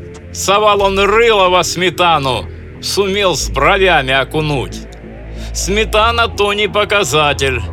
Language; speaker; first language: Russian; native; Russian